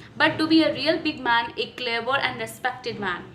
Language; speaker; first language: English; non-native, local second language; Hindi